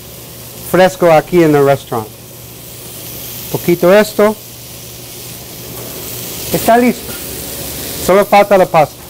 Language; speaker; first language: Spanish; non-native, learner; English